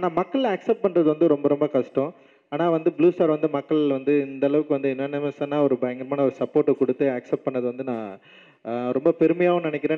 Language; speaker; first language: Tamil; native; Tamil